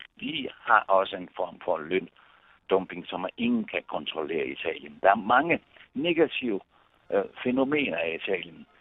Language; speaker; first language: Danish; non-native, fluent; Italian